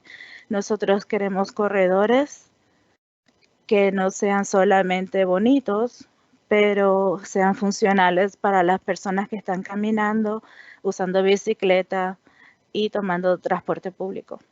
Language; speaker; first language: Spanish; non-native, fluent; English